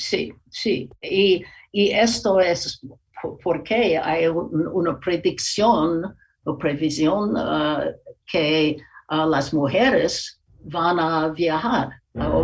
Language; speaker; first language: Spanish; non-native, learner; English